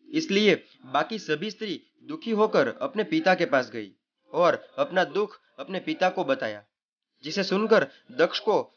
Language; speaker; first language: Hindi; non-native, local second language; Gujarati